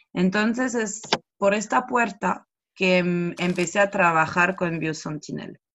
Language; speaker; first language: Spanish; non-native, fluent; French